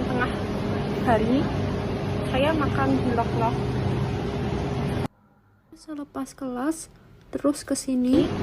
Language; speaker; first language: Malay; non-native, learner; Indonesian